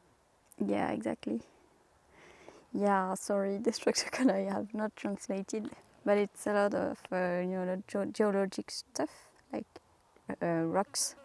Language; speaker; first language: English; non-native, fluent; French